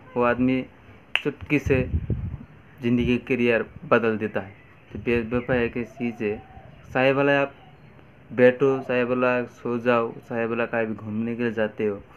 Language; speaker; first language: Hindi; non-native, local second language; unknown